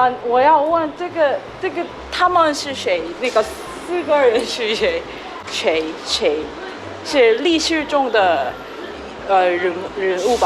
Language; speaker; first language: Chinese; non-native, learner; Korean